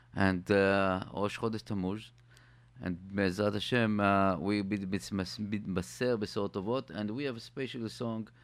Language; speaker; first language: English; non-native, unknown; Hebrew